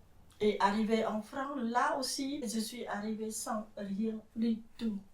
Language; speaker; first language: French; non-native, fluent; Khmer